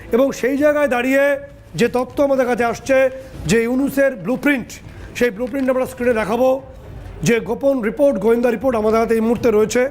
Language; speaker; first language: Bangla; native; Bangla